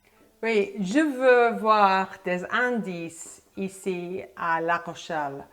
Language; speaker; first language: French; non-native, fluent; English